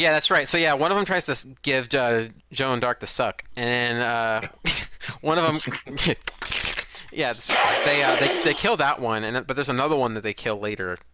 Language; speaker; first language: English; native; English